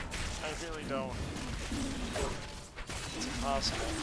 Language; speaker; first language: English; native; English